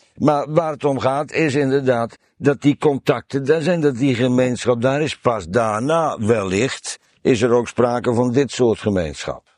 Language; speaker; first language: Dutch; native; Dutch